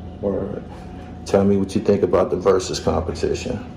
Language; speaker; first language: English; native; English